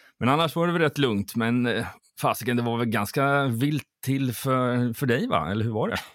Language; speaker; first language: Swedish; native; Swedish